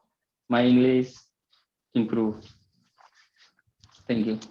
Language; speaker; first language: English; non-native, learner; Hindi